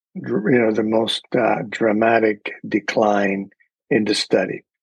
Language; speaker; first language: English; early bilingual, other home language; Spanish